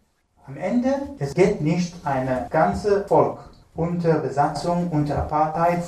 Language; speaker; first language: German; non-native, fluent; Hebrew